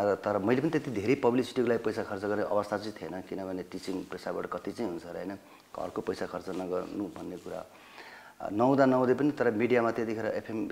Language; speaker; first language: Nepali; native; Nepali